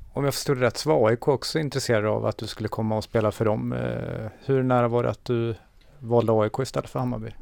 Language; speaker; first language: Swedish; native; Swedish